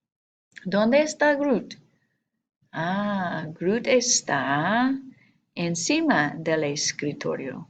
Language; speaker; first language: Spanish; non-native, fluent; English